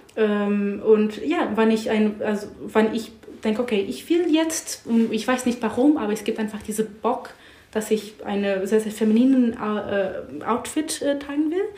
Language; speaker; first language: German; non-native, learner; English